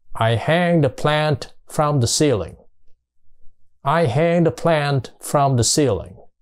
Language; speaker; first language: English; non-native, fluent; Vietnamese